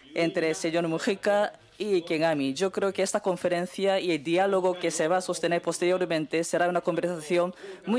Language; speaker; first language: Spanish; non-native, fluent; Japanese